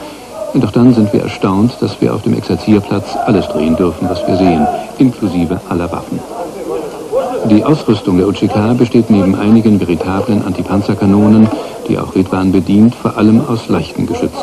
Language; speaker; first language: German; native; German